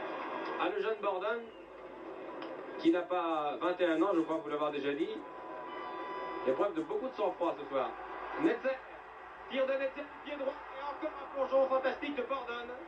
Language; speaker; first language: French; native; French